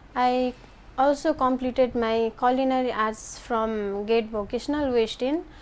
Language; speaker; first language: English; non-native, local second language; Nepali